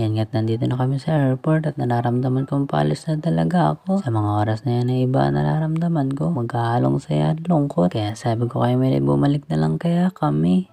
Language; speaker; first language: Filipino; native; Filipino